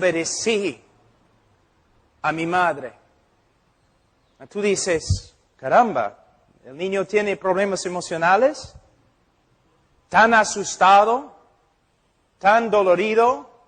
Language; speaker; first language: Spanish; non-native, fluent; English